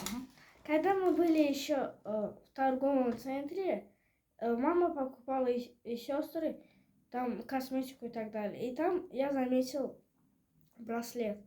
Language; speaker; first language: Russian; non-native, local second language; Azerbaijani